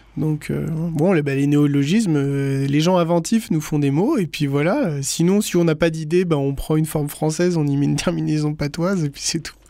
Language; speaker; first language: French; native; French